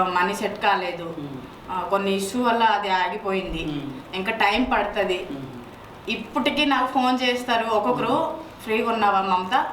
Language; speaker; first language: Telugu; non-native, local second language; Odia